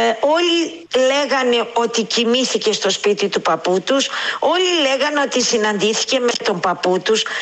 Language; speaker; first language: Greek; native; Greek